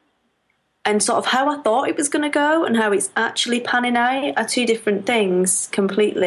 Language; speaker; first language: English; native; English